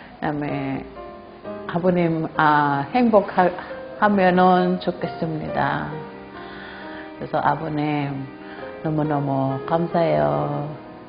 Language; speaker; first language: Korean; non-native, learner; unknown